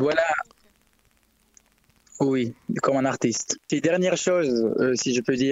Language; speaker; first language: French; non-native, learner; Hebrew